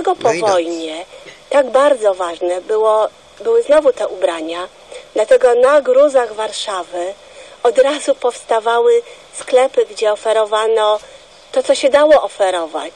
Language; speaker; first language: Polish; native; Polish